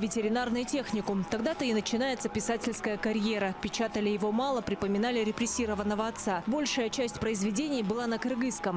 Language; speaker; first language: Russian; native; Russian